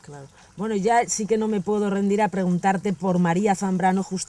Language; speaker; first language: Spanish; native; Spanish